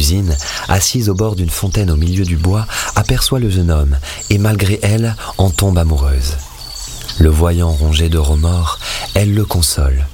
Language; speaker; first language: French; native; French